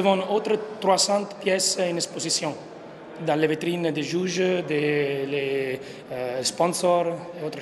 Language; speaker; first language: French; non-native, learner; Italian